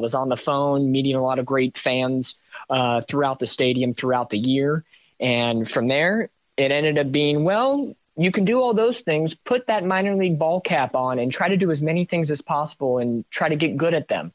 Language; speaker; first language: English; native; English